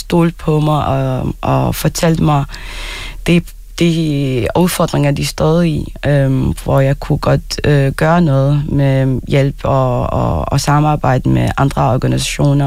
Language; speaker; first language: Danish; non-native, fluent; Arabic